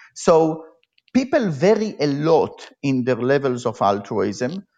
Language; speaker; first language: English; non-native, fluent; Hebrew